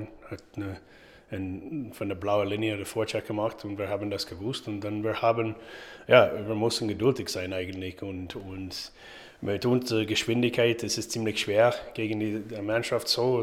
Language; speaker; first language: German; non-native, learner; English